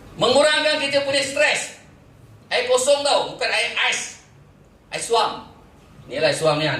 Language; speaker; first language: Malay; native; Malay